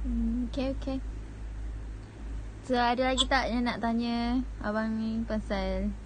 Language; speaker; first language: Malay; native; Malay